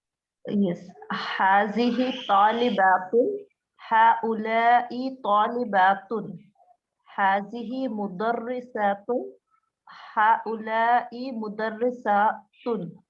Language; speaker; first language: Arabic; non-native, learner; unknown